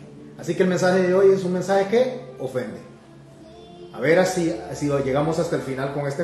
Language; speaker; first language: Spanish; native; Spanish